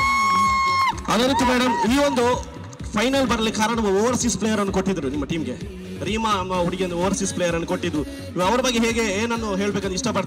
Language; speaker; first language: Kannada; native; Kannada